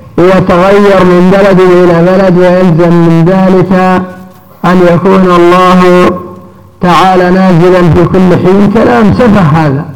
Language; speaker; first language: Arabic; native; Arabic